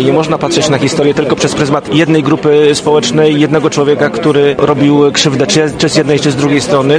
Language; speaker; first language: Polish; native; Polish